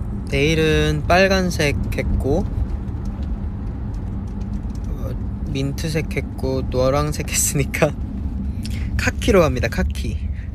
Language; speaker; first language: Korean; early bilingual, heritage; Korean